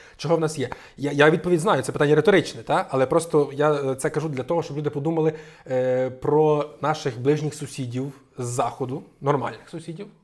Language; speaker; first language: Ukrainian; native; Ukrainian